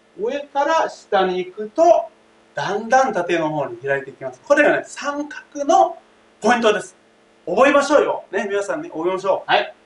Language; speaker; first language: Japanese; non-native, fluent; Thai